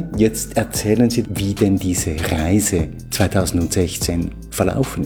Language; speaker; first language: German; native; German